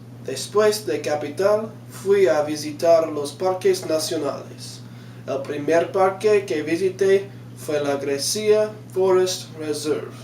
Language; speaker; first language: Spanish; non-native, learner; English